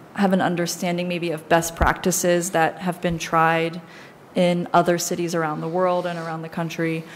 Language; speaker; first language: English; native; English